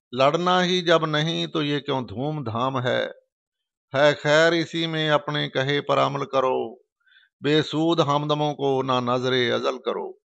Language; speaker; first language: Urdu; non-native, local second language; Punjabi